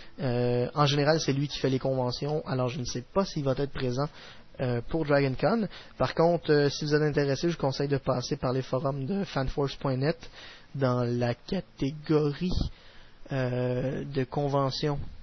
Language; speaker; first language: French; native; French